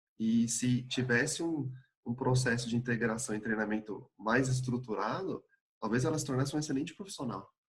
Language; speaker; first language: Portuguese; native; Portuguese